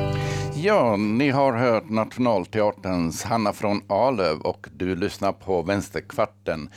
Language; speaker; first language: Swedish; native; Swedish